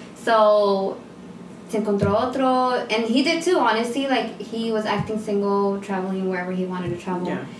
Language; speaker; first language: English; native; English